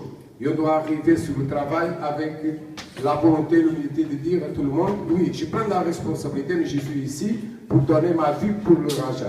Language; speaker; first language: French; non-native, learner; Portuguese